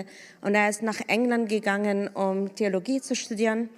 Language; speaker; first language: German; non-native, fluent; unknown